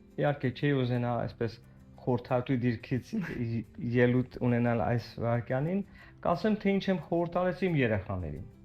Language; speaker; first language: Armenian; native; Armenian